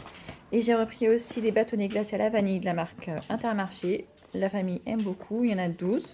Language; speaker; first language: French; native; French